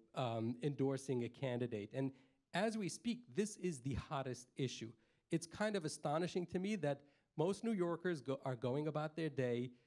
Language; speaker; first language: English; native; English